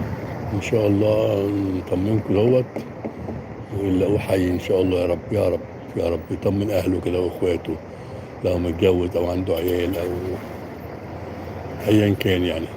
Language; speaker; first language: Arabic; native; Arabic